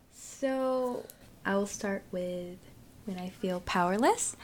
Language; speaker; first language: English; non-native, fluent; Japanese